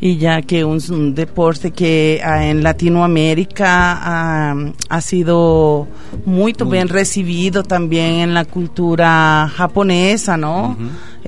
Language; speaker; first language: Portuguese; non-native, fluent; Spanish